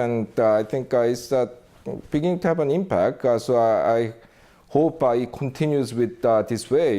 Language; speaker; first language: English; non-native, fluent; Korean